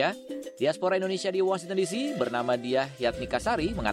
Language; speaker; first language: Indonesian; native; Indonesian